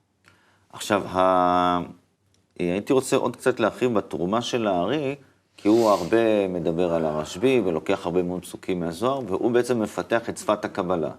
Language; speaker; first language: Hebrew; native; Hebrew